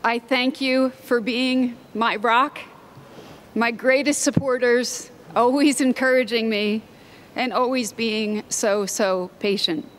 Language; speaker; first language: English; native; English